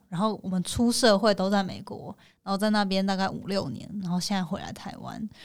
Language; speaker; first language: Chinese; native; Chinese